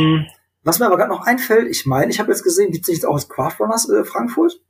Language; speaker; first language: German; native; German